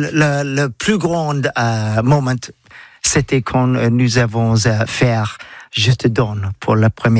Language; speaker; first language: French; non-native, learner; English